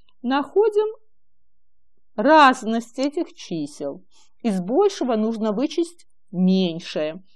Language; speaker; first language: Russian; native; Russian